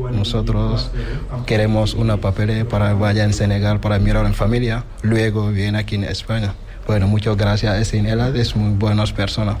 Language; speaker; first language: Spanish; non-native, learner; Wolof